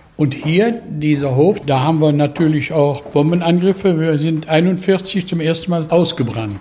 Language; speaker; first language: German; native; German